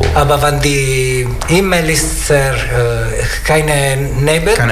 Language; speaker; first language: German; non-native, learner; Italian